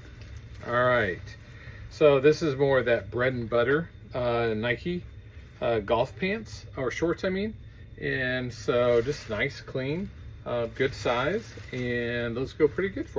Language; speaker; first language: English; native; English